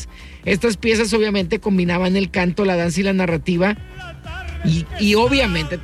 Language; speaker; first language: Spanish; native; Spanish